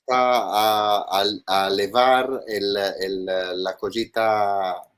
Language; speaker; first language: Spanish; non-native, learner; Italian